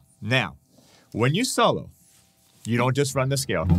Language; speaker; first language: English; native; English